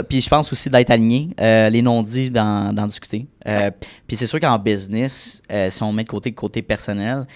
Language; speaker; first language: French; native; French